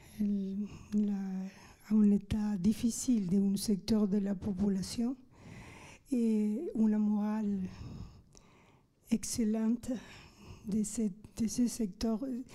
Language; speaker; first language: French; non-native, fluent; Spanish